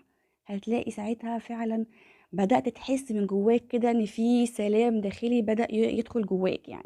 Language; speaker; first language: Arabic; native; Arabic